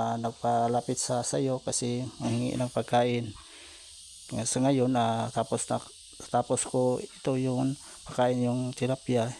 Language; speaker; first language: Filipino; non-native, local second language; Cebuano